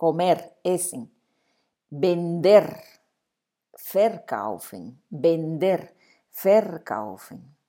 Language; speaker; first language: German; non-native, fluent; Spanish